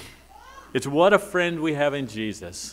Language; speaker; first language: English; native; English